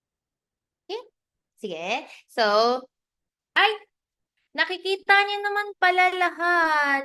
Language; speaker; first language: Filipino; native; Filipino